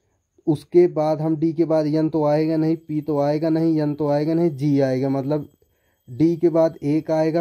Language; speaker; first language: Hindi; native; Hindi